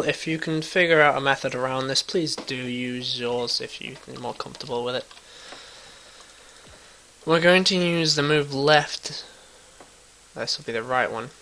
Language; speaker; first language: English; native; English